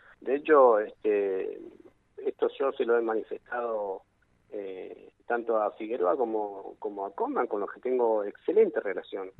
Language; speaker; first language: Spanish; native; Spanish